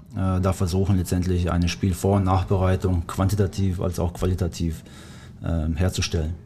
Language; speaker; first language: German; early bilingual, other home language; Albanian